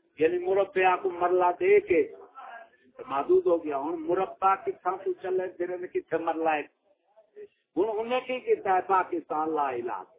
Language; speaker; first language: Urdu; non-native, local second language; Punjabi